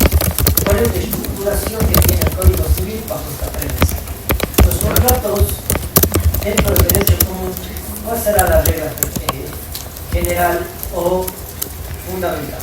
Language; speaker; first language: Spanish; native; Spanish